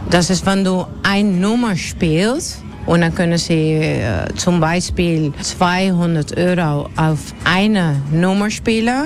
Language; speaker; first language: German; non-native, learner; Dutch